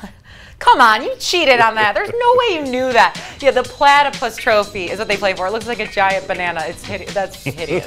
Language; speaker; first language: English; native; English